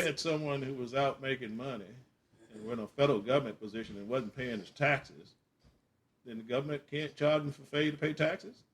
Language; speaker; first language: English; native; English